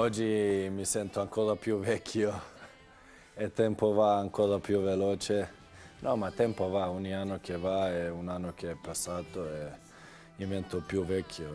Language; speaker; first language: Italian; non-native, fluent; Swedish